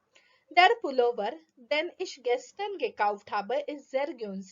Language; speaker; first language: German; non-native, fluent; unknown